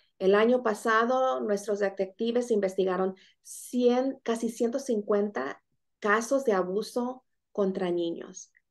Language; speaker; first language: Spanish; native; Spanish